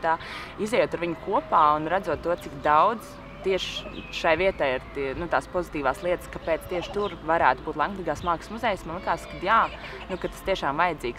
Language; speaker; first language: Latvian; native; Latvian